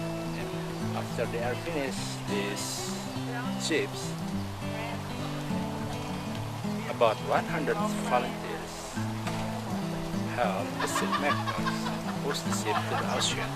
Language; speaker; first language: English; non-native, local second language; Indonesian